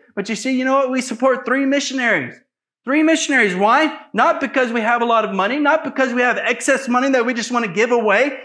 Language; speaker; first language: English; native; English